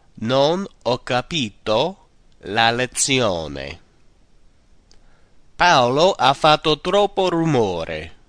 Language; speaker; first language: Italian; non-native, fluent; English